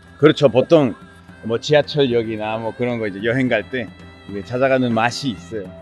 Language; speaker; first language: Korean; non-native, fluent; Spanish